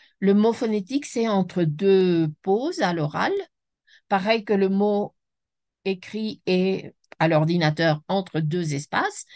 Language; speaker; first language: French; non-native, fluent; Spanish